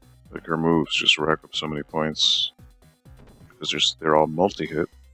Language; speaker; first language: English; native; English